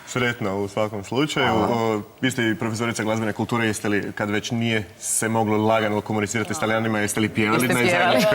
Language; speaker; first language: Croatian; native; Croatian